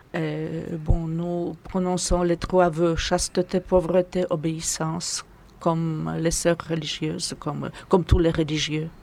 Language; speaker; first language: French; non-native, fluent; Polish